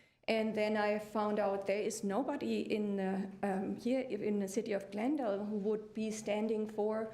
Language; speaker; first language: English; early bilingual, other home language; German